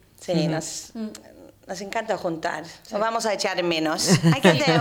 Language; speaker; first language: Spanish; non-native, fluent; English